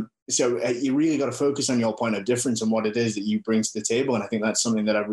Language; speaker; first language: English; native; English